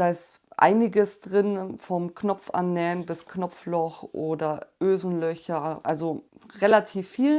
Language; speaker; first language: German; native; German